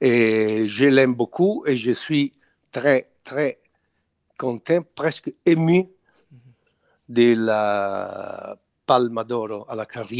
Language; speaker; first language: French; non-native, fluent; Italian